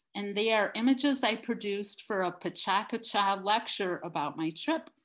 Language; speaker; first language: English; native; English